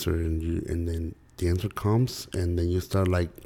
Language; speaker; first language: English; early bilingual, other home language; Spanish